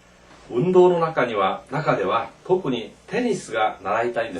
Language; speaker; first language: Japanese; non-native, fluent; Korean